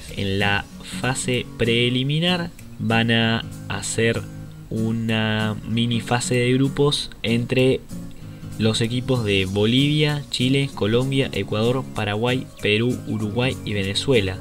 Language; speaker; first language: Spanish; native; Spanish